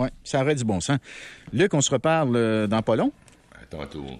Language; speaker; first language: French; native; French